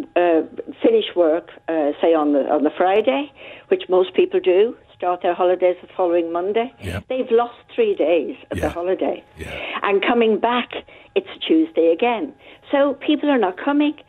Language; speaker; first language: English; native; English